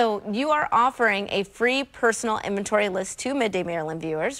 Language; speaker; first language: English; native; English